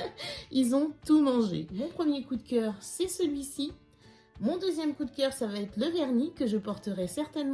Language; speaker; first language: French; native; French